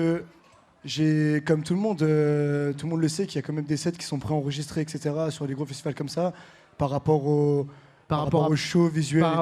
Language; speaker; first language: French; native; French